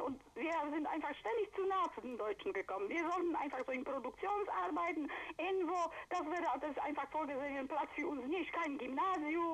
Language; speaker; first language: German; non-native, fluent; Polish